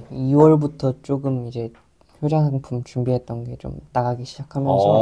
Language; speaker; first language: Korean; native; Korean